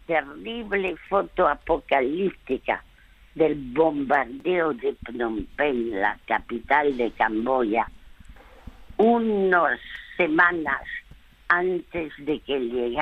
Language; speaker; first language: Spanish; early bilingual, other home language; French